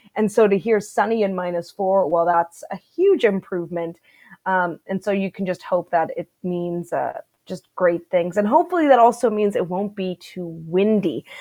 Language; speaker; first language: English; native; English